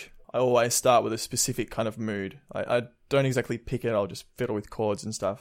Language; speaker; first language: English; native; English